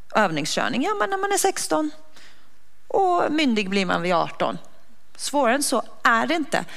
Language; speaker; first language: Swedish; native; Swedish